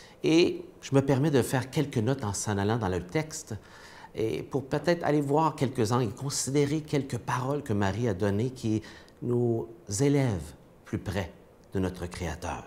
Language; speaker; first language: French; native; French